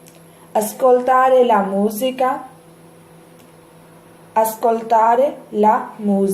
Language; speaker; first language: Italian; non-native, fluent; Urdu